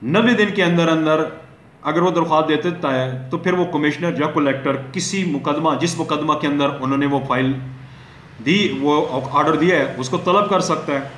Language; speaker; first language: Urdu; native; Urdu